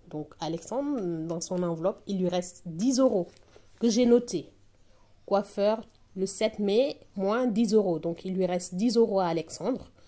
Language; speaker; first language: French; non-native, local second language; Wolof